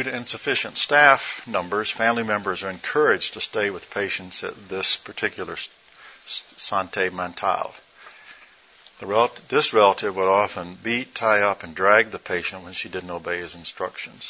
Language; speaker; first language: English; native; English